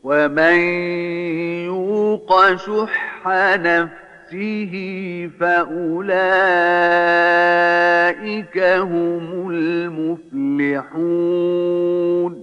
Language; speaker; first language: Arabic; native; Arabic